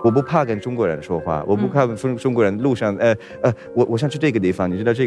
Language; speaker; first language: Chinese; non-native, fluent; Swedish